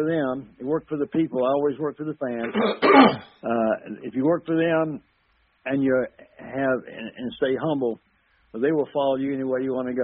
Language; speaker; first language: English; native; English